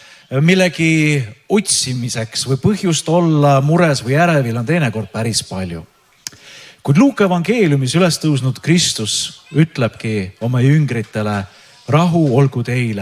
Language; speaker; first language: Estonian; native; Estonian